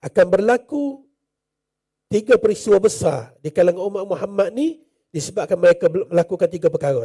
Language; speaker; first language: Malay; native; Malay